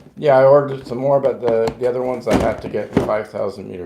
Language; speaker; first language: English; native; English